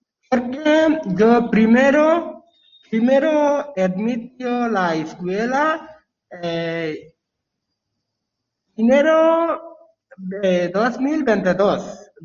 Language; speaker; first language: Spanish; non-native, learner; Bangla